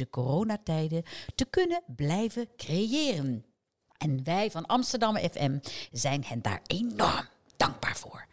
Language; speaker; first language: Dutch; native; Dutch